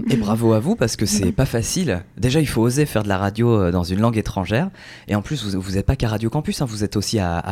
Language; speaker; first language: French; native; French